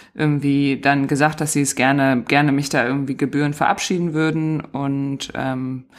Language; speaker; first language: German; native; German